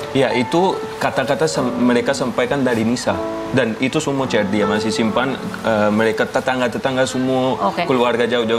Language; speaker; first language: Indonesian; non-native, fluent; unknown